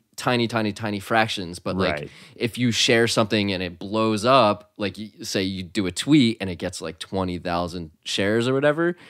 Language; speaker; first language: English; native; English